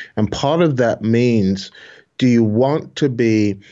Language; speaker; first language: English; native; English